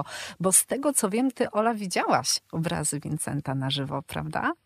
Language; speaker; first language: Polish; native; Polish